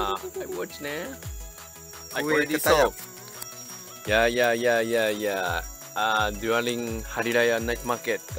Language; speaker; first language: English; non-native, learner; Japanese